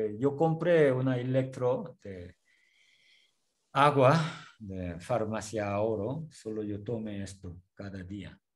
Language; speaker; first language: Spanish; non-native, learner; Korean